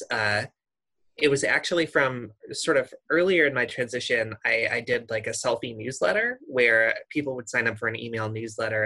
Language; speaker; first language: English; native; English